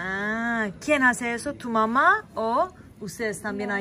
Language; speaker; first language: Spanish; non-native, learner; Turkish